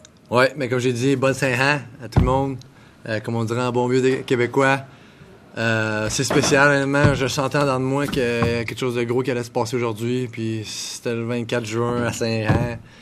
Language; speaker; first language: French; native; French